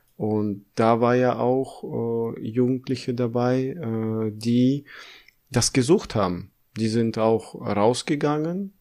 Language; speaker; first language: German; early bilingual, other home language; Russian